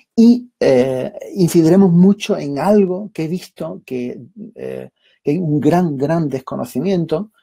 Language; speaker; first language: Spanish; native; Spanish